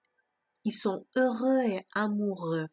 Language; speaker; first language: French; non-native, fluent; Persian